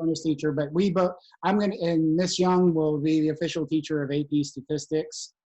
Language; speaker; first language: English; native; English